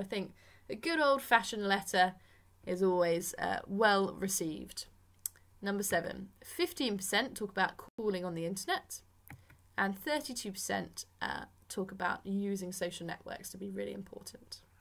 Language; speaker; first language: English; native; English